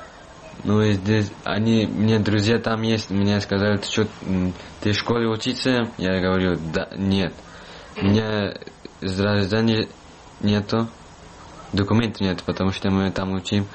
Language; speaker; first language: Russian; non-native, learner; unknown